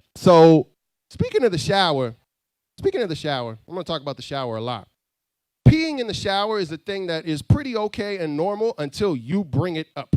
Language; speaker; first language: English; native; English